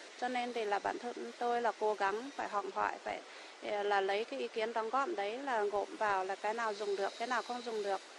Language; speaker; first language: Vietnamese; non-native, local second language; Iu Mien